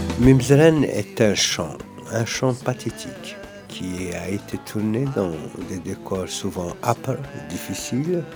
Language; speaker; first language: French; non-native, local second language; Kabyle